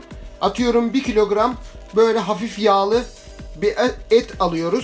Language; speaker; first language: Turkish; native; Turkish